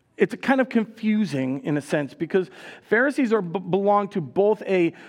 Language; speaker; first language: English; native; English